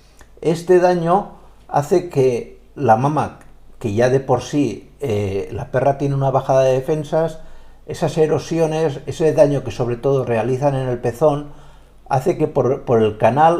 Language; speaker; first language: Spanish; native; Spanish